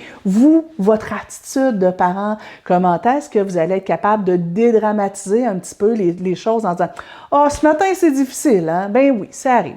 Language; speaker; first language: French; native; French